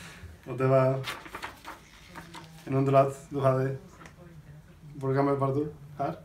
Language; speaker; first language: Norwegian; non-native, fluent; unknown